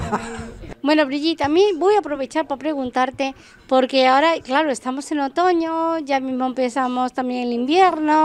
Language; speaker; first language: Spanish; native; Spanish